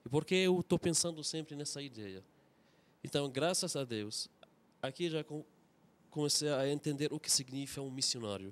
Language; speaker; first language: Portuguese; non-native, fluent; Arabic